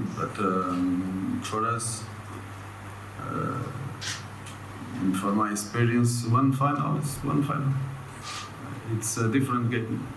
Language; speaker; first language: English; non-native, learner; Portuguese